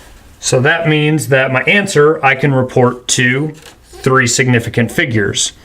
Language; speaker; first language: English; native; English